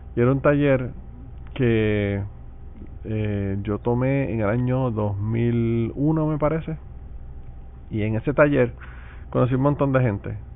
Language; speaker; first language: Spanish; native; Spanish